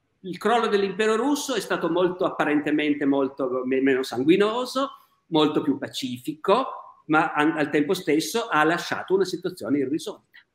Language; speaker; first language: Italian; native; Italian